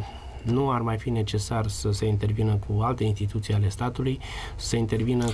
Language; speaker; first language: Romanian; native; Romanian